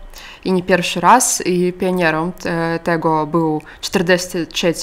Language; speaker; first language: Polish; non-native, fluent; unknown